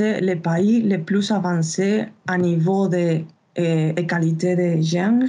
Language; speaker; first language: French; non-native, fluent; Spanish